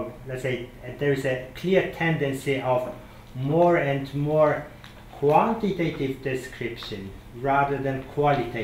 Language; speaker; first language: English; non-native, fluent; Polish